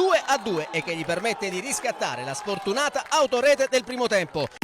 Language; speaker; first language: Italian; native; Italian